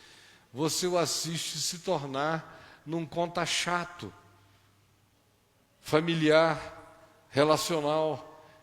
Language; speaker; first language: Portuguese; native; Portuguese